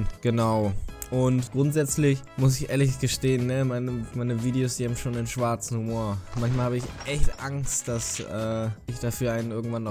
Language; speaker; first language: German; native; German